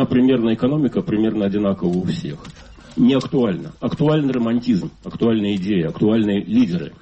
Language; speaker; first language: Russian; native; Russian